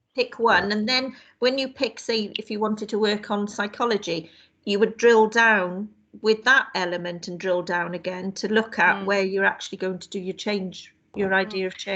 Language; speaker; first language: English; native; English